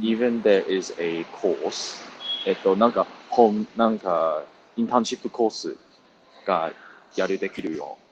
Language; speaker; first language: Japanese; non-native, learner; English